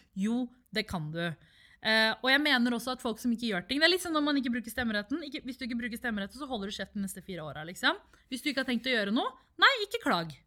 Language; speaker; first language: Norwegian; early bilingual, other home language; Tamil